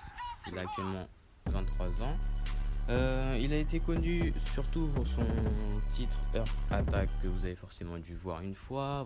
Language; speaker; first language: French; native; French